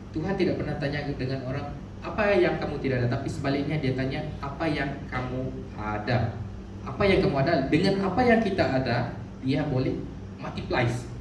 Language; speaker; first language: Malay; non-native, local second language; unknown